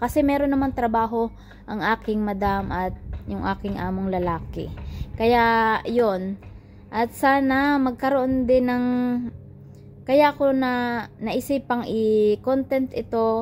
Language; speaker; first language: Filipino; native; Filipino